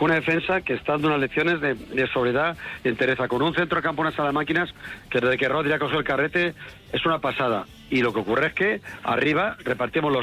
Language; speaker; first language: Spanish; native; Spanish